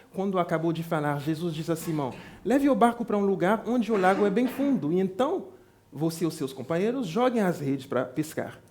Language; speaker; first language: Portuguese; non-native, fluent; French